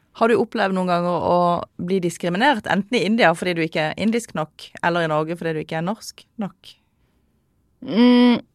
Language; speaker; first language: Norwegian; native; Norwegian